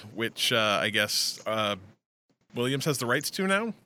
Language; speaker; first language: English; native; English